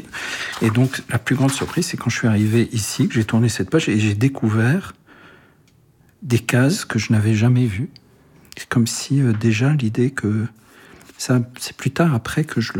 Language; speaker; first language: French; early bilingual, other home language; Arabic